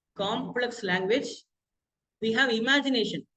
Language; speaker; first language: English; non-native, local second language; Tamil